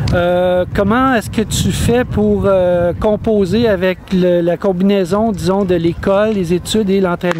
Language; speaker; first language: French; native; French